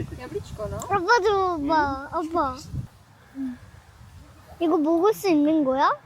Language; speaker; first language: Korean; early bilingual, heritage; Korean